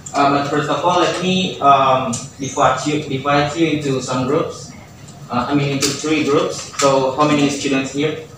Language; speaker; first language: English; non-native, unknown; Indonesian